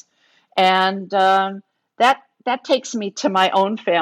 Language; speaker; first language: English; native; English